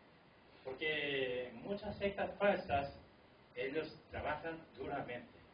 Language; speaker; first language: Spanish; non-native, fluent; Korean